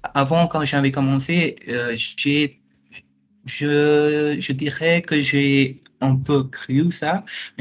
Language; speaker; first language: French; non-native, fluent; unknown